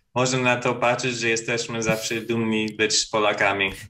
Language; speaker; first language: Polish; non-native, fluent; English